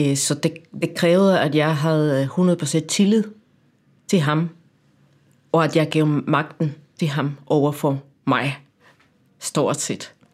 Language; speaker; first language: Danish; non-native, fluent; Spanish